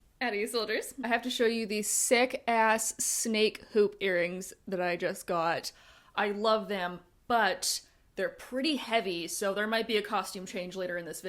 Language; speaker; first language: English; native; English